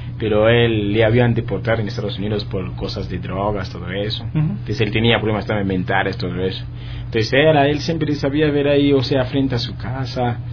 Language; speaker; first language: Spanish; non-native, fluent; Haitian Creole